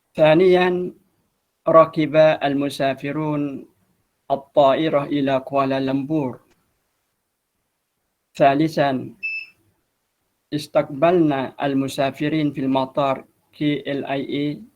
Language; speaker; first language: Arabic; non-native, fluent; Malay